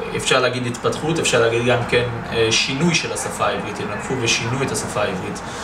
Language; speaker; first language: Hebrew; native; Hebrew